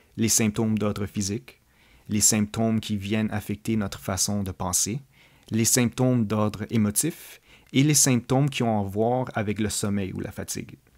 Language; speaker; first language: French; native; French